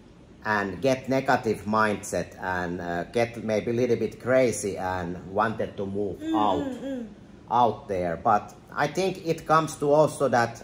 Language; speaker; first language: English; non-native, fluent; Finnish